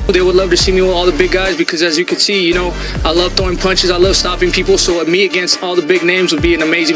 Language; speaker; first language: English; native; English